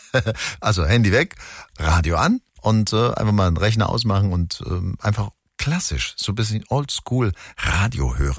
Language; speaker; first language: German; native; German